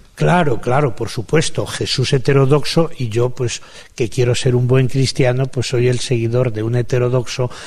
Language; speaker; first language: Spanish; native; Spanish